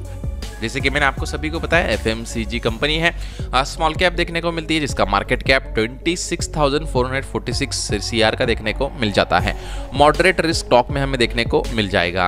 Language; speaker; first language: Hindi; native; Hindi